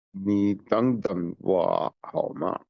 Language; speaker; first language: Chinese; non-native, learner; Urdu